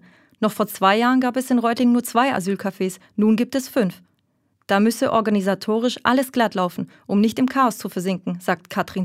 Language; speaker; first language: German; native; German